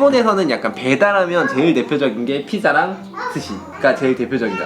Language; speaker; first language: Korean; native; Korean